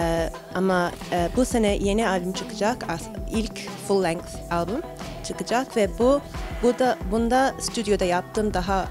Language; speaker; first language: Turkish; early bilingual, heritage; Turkish